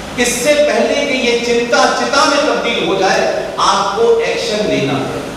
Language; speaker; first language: Hindi; native; Hindi